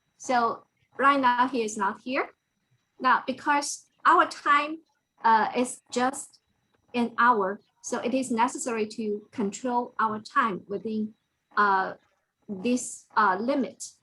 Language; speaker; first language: English; non-native, fluent; Chinese